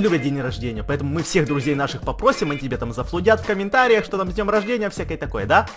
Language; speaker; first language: Russian; native; Russian